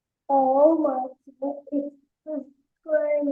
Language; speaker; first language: English; non-native, learner; Vietnamese